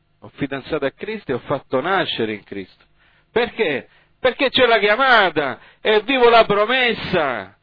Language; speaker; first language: Italian; early bilingual, heritage; English